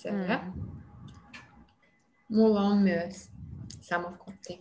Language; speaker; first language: Finnish; non-native, learner; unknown